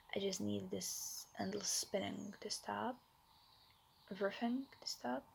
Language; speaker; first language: English; non-native, fluent; Slovak